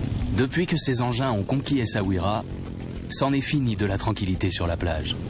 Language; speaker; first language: French; native; French